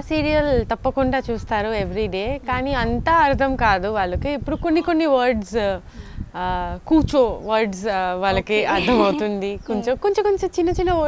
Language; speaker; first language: Telugu; non-native, learner; Bangla